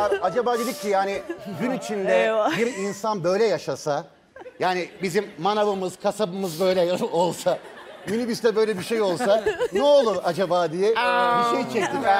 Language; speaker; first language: Turkish; native; Turkish